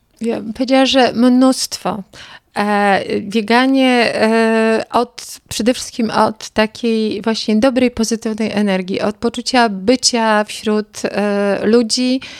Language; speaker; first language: Polish; native; Polish